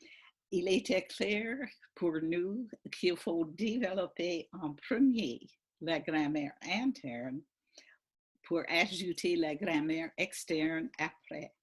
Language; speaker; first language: French; non-native, fluent; English